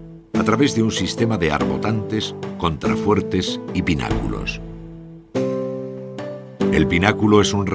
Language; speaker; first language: Spanish; native; Spanish